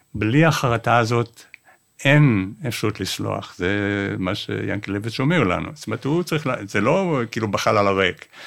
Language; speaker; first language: Hebrew; non-native, fluent; English